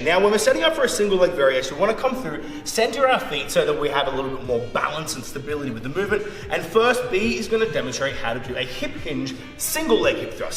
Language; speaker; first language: English; native; English